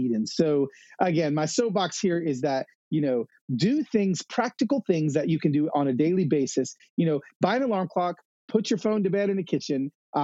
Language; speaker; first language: English; native; English